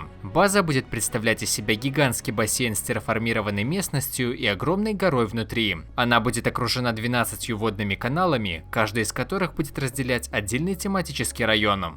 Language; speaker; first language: Russian; native; Russian